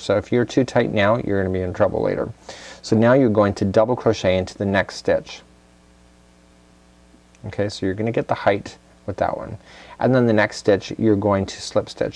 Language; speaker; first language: English; native; English